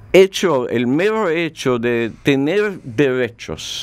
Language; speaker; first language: Spanish; non-native, fluent; Polish